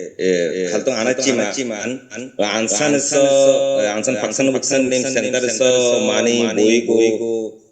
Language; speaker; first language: Korean; non-native, learner; Bangla